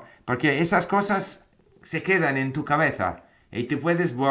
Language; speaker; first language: Spanish; non-native, fluent; English